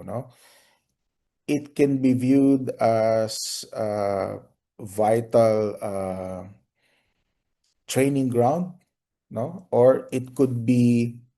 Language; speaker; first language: English; non-native, local second language; Filipino